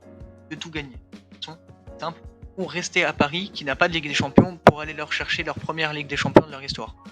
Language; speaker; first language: French; native; French